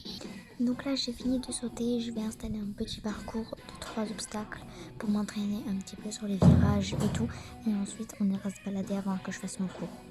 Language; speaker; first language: French; native; French